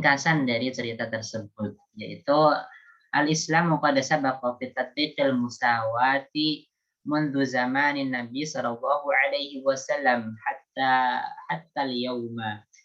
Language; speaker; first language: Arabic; non-native, learner; Indonesian